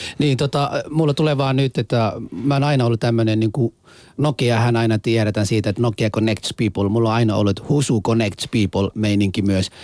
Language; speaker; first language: Finnish; early bilingual, other home language; Somali